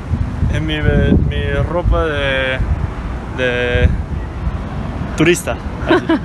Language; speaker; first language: Spanish; non-native, fluent; English